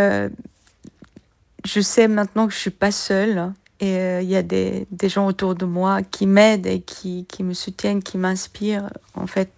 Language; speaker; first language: French; non-native, fluent; Korean